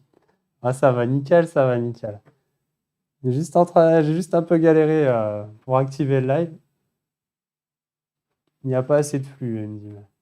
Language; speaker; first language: French; native; French